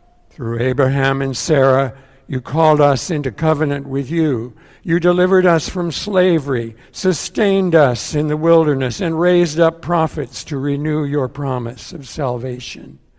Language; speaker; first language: English; native; English